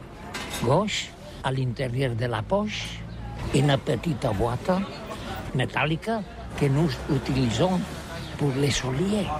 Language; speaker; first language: French; non-native, learner; Catalan